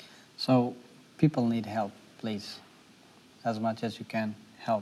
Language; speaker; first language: English; non-native, learner; Persian